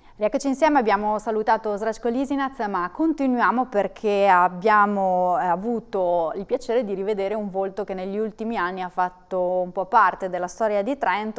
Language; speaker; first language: Italian; native; Italian